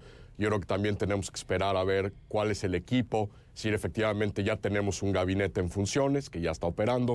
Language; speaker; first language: Spanish; native; Spanish